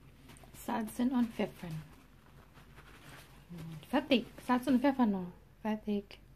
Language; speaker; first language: German; non-native, learner; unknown